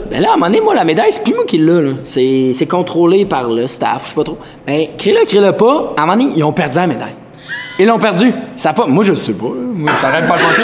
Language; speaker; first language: French; native; French